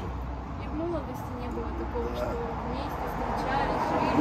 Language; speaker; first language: Russian; native; Russian